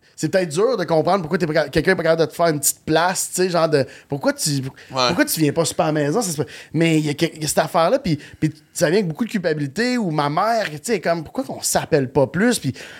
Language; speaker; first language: French; native; French